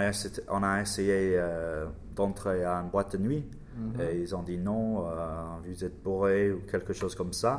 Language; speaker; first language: French; non-native, learner; English